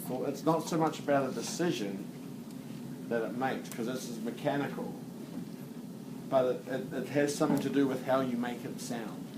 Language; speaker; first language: English; native; English